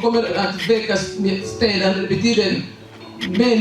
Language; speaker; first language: Swedish; non-native, learner; Swahili